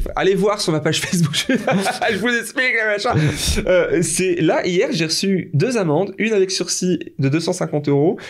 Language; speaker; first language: French; native; French